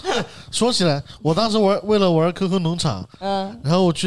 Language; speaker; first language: Chinese; native; Chinese